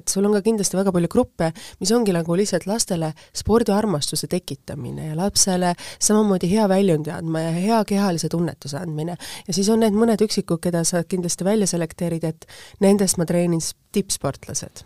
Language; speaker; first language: Estonian; native; Estonian